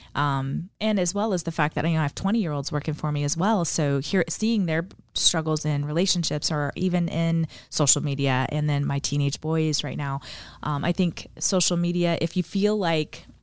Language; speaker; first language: English; native; English